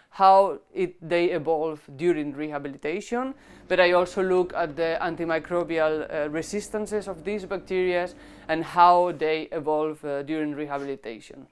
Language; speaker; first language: English; non-native, fluent; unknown